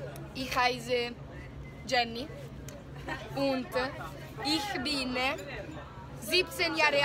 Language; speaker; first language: German; non-native, learner; Italian